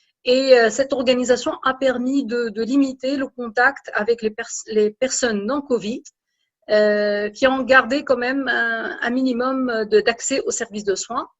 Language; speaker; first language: French; non-native, local second language; Arabic